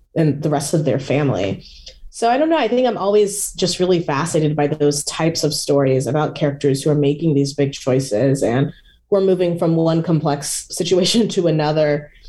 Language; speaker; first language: English; native; English